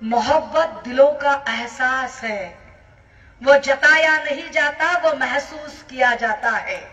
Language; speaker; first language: Hindi; non-native, local second language; Marathi